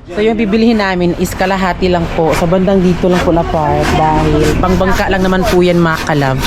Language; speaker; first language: Filipino; non-native, local second language; Cebuano